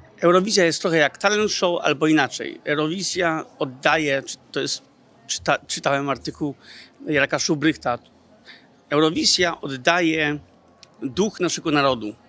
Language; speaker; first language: Polish; early bilingual, heritage; Polish